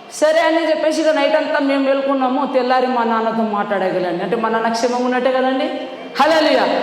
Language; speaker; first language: Telugu; non-native, local second language; Lambadi